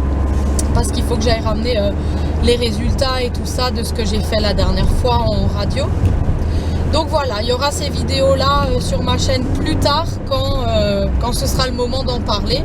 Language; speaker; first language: French; native; French